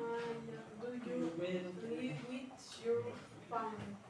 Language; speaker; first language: English; non-native, learner; Spanish